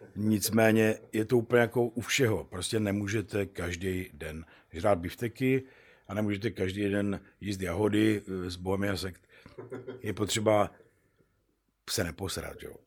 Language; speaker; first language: Czech; native; Czech